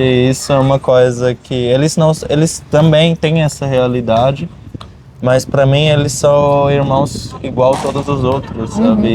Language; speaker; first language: Portuguese; non-native, fluent; German